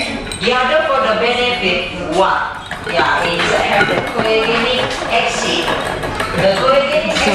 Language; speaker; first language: English; non-native, learner; Indonesian